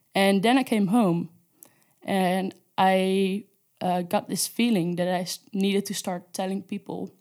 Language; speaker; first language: English; non-native, fluent; Dutch